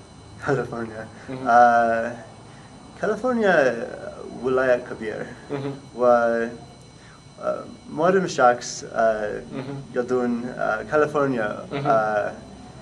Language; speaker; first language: Arabic; non-native, learner; English